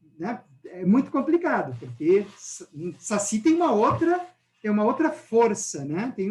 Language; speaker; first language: Portuguese; native; Portuguese